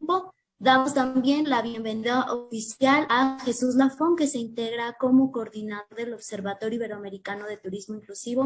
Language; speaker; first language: Spanish; native; Spanish